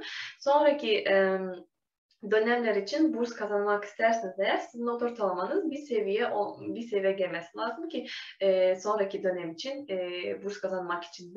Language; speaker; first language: Turkish; non-native, fluent; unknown